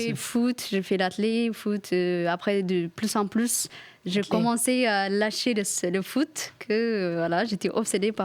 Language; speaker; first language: French; non-native, fluent; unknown